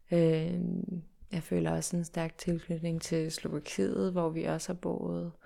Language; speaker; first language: Danish; early bilingual, heritage; Danish